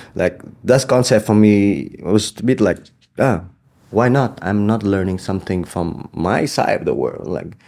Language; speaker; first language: English; non-native, fluent; Vietnamese